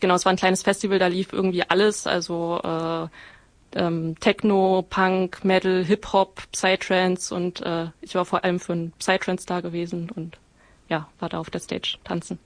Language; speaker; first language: German; native; German